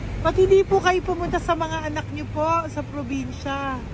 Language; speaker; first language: Filipino; native; Filipino